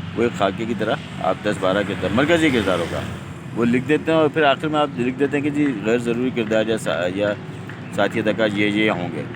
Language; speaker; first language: Urdu; non-native, local second language; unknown